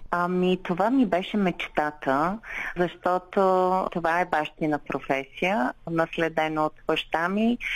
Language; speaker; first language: Bulgarian; non-native, local second language; Turkish